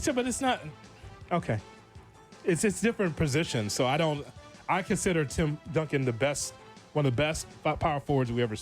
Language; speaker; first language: English; native; English